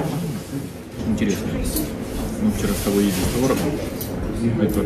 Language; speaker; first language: Russian; native; Russian